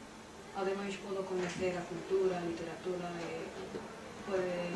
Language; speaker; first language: Galician; non-native, fluent; French